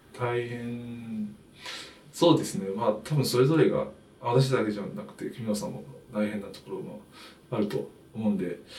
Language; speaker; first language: Japanese; non-native, fluent; Chinese